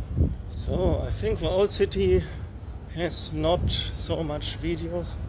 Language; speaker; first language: English; non-native, fluent; German